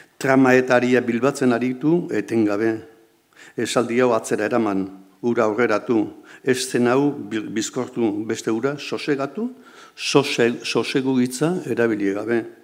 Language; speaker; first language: Basque; native; Basque